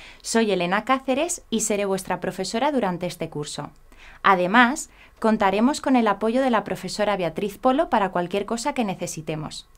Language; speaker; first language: Spanish; native; Spanish